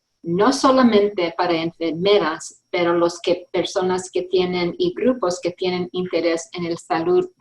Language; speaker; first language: Spanish; early bilingual, heritage; English